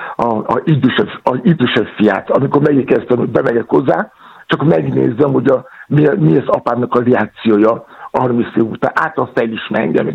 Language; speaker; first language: Hungarian; non-native, fluent; Yoruba